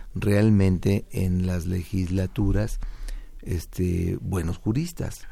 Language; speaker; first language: Spanish; native; Spanish